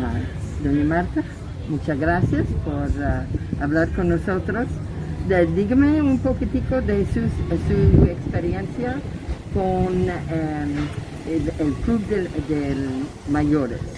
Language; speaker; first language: Spanish; non-native, fluent; English